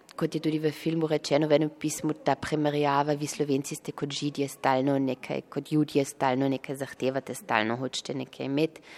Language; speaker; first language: Slovenian; early bilingual, heritage; Slovenian